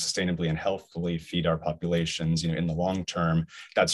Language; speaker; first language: English; native; English